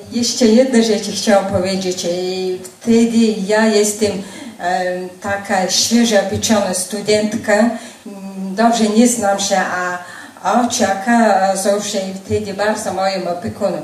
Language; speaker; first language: Polish; non-native, fluent; Mongolian